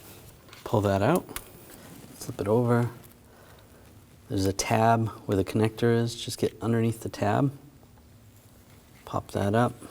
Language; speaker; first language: English; native; English